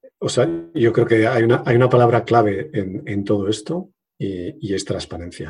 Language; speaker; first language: Spanish; native; Spanish